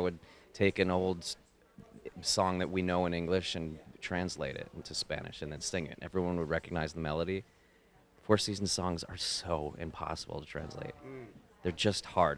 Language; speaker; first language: English; native; English